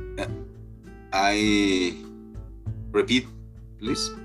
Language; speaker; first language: English; non-native, learner; Spanish